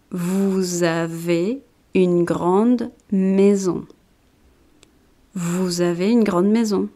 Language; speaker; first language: French; non-native, fluent; Spanish